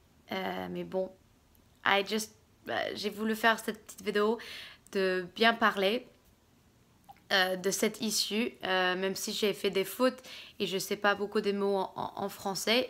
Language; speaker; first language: French; non-native, fluent; English